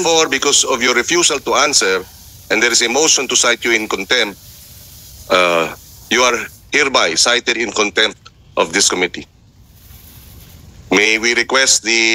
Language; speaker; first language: English; non-native, local second language; Filipino